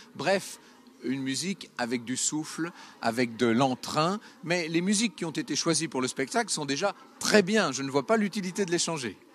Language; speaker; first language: French; native; French